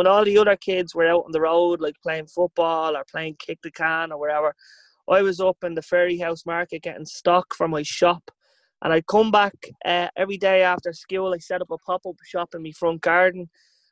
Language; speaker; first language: English; native; English